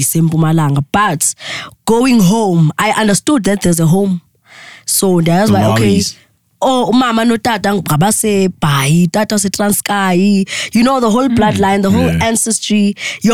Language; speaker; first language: English; non-native, local second language; Xhosa